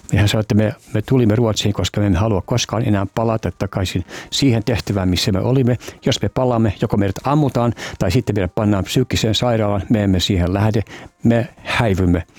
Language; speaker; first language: Finnish; native; Finnish